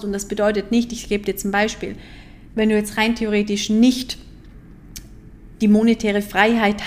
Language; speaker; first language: German; native; German